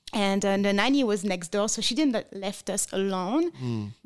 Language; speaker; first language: English; non-native, fluent; French